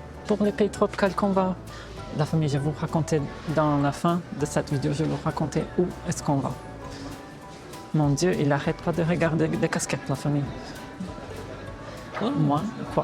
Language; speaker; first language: French; non-native, fluent; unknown